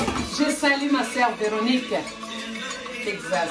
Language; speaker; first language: French; non-native, local second language; Lingala